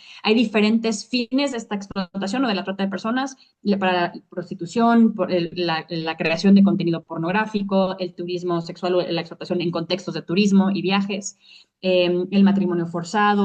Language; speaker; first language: Spanish; native; Spanish